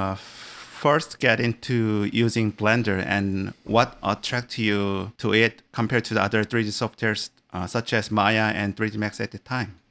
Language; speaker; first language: English; non-native, fluent; Korean